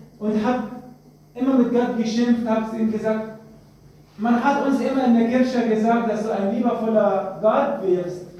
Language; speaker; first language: German; non-native, fluent; Arabic